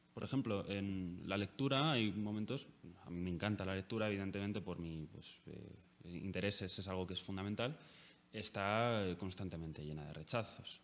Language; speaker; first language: Spanish; native; Spanish